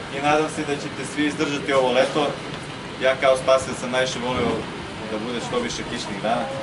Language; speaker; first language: Serbian; native; Serbian